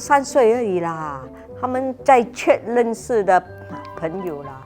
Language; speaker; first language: Chinese; native; Chinese